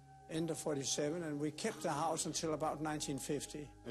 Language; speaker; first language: English; non-native, fluent; Danish